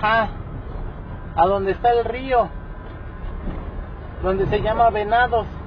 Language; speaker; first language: Spanish; native; Spanish